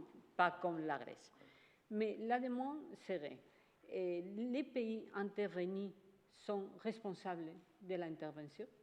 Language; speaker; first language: French; non-native, fluent; Spanish